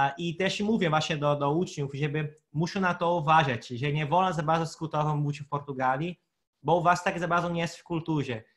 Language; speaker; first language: Polish; non-native, fluent; Portuguese